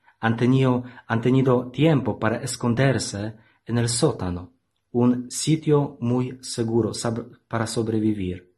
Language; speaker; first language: Spanish; non-native, learner; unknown